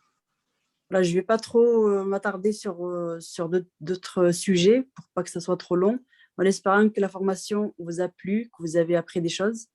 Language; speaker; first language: French; non-native, local second language; Arabic